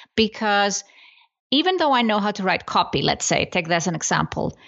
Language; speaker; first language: English; non-native, fluent; Icelandic